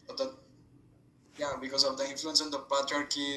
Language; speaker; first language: English; non-native, fluent; Spanish